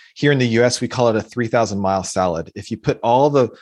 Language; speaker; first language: English; native; English